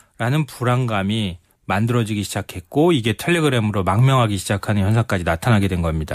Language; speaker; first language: Korean; native; Korean